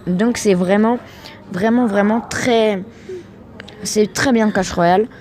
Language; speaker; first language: French; native; French